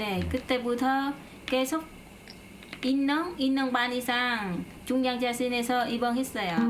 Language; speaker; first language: Korean; non-native, learner; Vietnamese